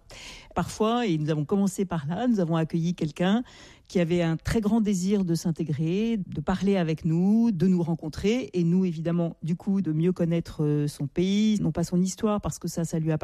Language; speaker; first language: French; native; French